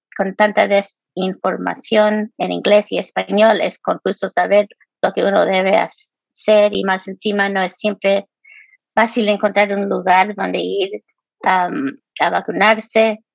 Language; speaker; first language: Spanish; early bilingual, heritage; Spanish